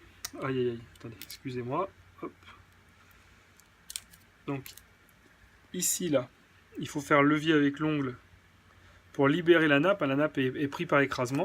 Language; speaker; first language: French; native; French